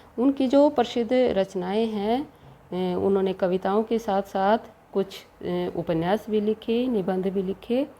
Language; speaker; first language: Hindi; native; Hindi